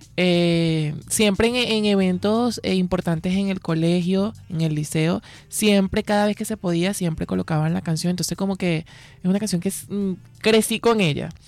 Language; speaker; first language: Spanish; native; Spanish